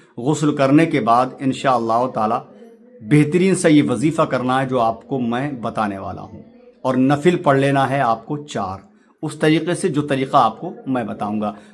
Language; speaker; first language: Urdu; native; Urdu